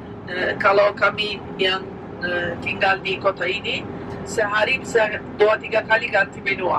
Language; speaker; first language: Indonesian; non-native, fluent; Turkish